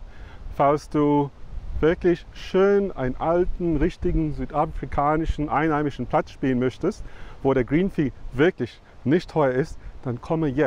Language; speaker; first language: German; non-native, fluent; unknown